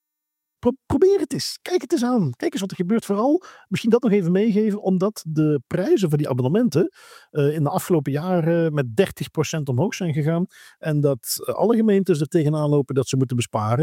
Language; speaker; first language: Dutch; native; Dutch